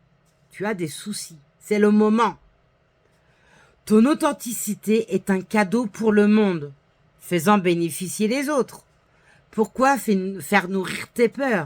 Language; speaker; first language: French; native; French